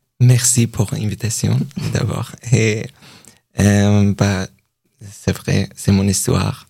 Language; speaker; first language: French; non-native, learner; Persian